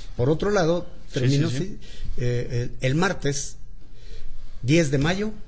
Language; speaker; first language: Spanish; native; Spanish